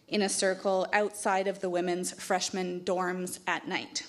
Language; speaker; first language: English; native; English